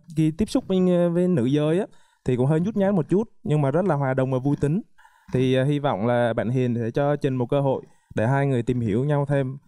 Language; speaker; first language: Vietnamese; native; Vietnamese